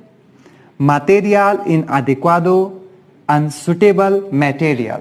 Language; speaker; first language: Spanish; non-native, learner; Hindi